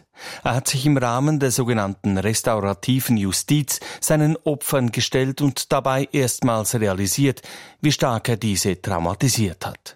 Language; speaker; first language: German; native; German